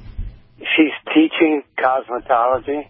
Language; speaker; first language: English; native; English